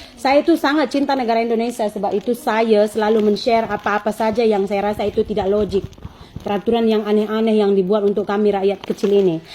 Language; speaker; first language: Indonesian; native; Indonesian